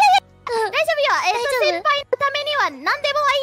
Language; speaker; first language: Japanese; non-native, learner; Indonesian